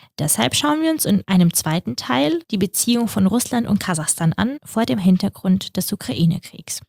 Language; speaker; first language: German; early bilingual, other home language; Russian